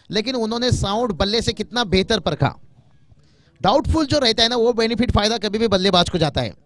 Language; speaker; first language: Hindi; non-native, local second language; Marathi